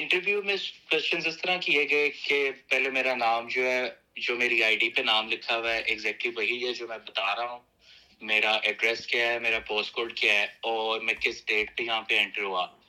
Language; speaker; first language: Urdu; native; Urdu